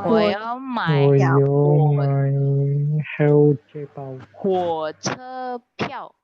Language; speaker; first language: Chinese; non-native, fluent; Indonesian